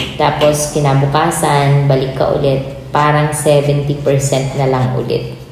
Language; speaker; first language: Filipino; native; Filipino